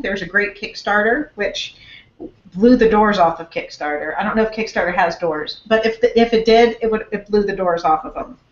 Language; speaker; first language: English; native; English